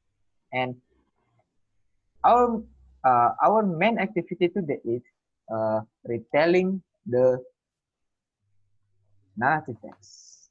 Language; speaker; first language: English; non-native, learner; Indonesian